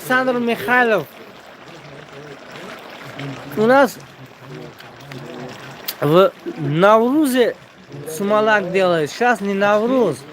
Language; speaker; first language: Russian; non-native, local second language; Tajik